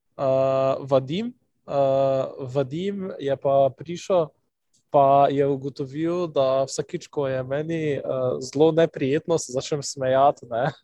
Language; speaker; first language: Slovenian; non-native, local second language; Albanian